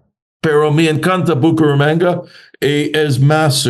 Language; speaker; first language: Spanish; non-native, learner; English